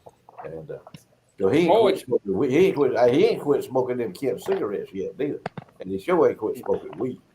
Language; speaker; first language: English; native; English